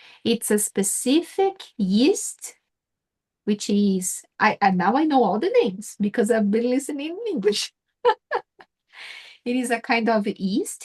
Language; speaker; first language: English; non-native, fluent; Portuguese